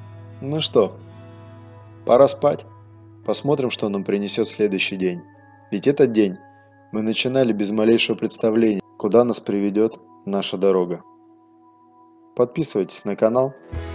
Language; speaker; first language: Russian; native; Russian